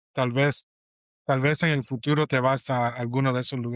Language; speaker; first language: Spanish; non-native, fluent; English